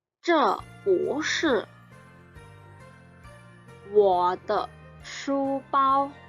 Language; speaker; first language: Chinese; non-native, fluent; Thai